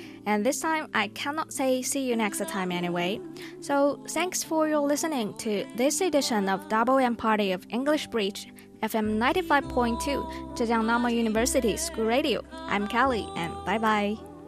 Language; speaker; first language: English; non-native, fluent; Chinese